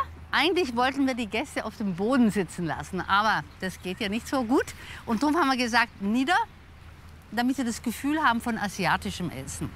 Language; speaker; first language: German; native; German